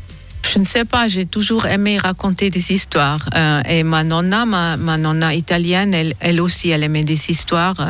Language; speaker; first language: French; non-native, local second language; German